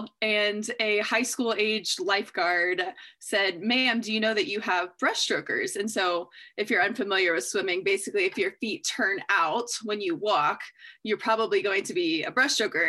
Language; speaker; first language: English; native; English